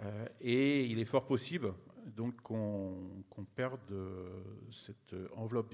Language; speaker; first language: French; native; French